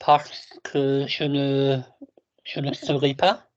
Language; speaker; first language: French; non-native, learner; English